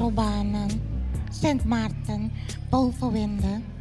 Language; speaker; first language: Dutch; non-native, local second language; Papiamento